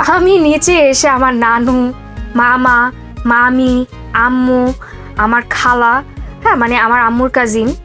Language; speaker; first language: Bangla; native; Bangla